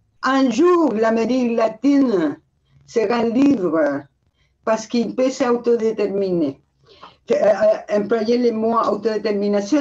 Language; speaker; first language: French; non-native, fluent; Spanish